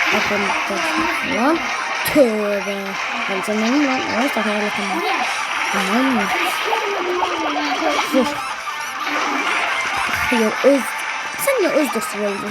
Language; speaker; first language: Turkish; non-native, learner; Azerbaijani